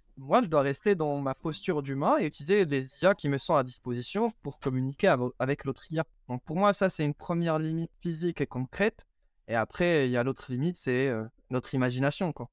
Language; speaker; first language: French; non-native, local second language; Arabic